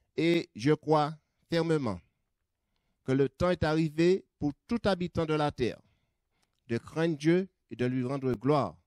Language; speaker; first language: French; native; French